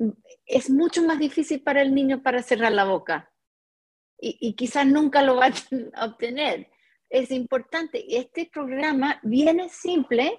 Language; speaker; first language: Spanish; non-native, fluent; English